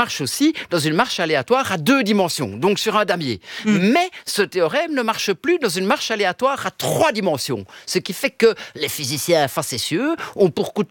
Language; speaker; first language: French; early bilingual, other home language; Italian